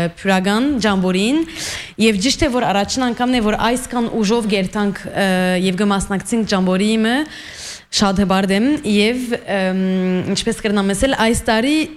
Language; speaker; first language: Armenian; early bilingual, heritage; Armenian